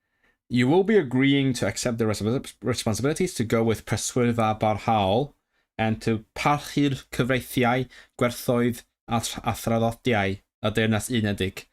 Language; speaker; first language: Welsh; non-native, learner; Cantonese